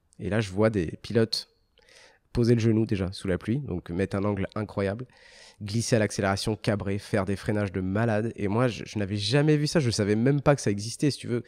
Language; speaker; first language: French; early bilingual, other home language; Arabic